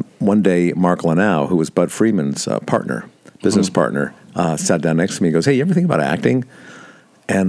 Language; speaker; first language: English; native; English